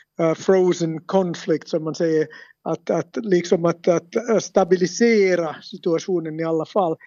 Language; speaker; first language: Swedish; non-native, local second language; Finnish